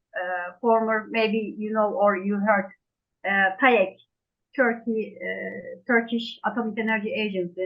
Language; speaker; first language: English; non-native, fluent; Turkish